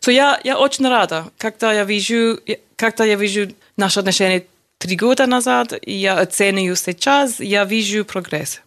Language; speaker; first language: Russian; non-native, learner; English